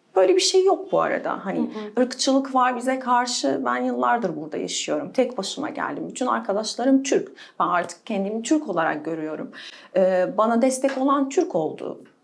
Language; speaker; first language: Turkish; non-native, fluent; Arabic